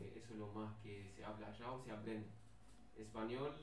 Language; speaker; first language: Spanish; non-native, learner; Arabic